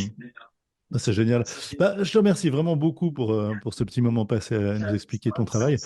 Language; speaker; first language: French; native; French